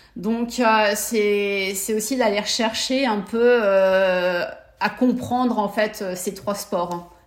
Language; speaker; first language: French; native; French